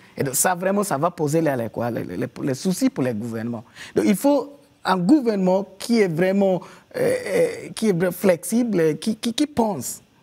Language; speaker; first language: French; non-native, fluent; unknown